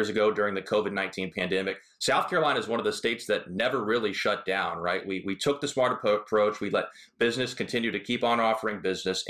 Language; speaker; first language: English; native; English